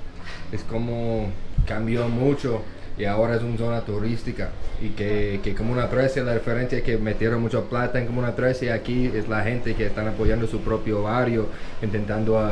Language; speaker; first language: Spanish; non-native, learner; English